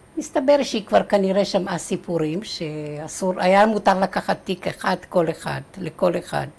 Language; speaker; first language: Hebrew; early bilingual, other home language; Czech